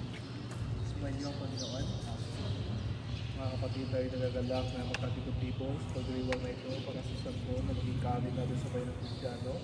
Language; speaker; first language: Filipino; native; Filipino